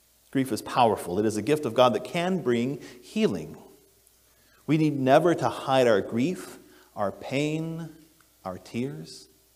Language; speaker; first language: English; native; English